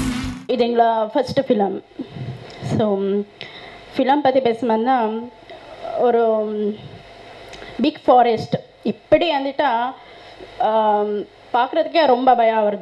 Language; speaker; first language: Tamil; non-native, learner; Kannada